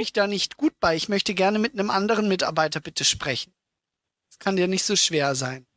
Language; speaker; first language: German; native; German